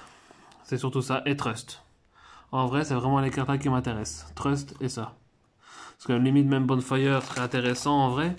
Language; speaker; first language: French; native; French